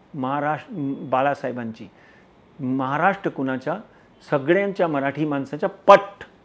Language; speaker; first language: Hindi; native; Hindi